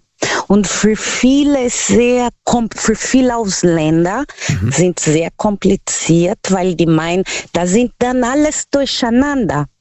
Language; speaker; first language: German; non-native, learner; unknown